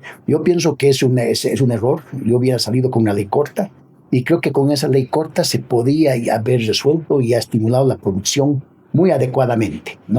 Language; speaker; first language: Spanish; native; Spanish